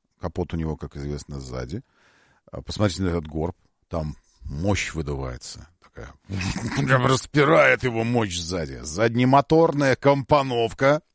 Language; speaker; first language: Russian; native; Russian